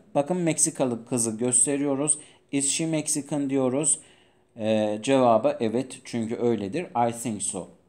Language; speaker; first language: Turkish; non-native, fluent; Persian